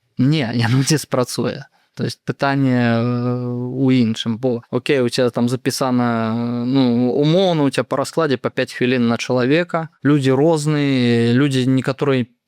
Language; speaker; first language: Belarusian; non-native, local second language; Russian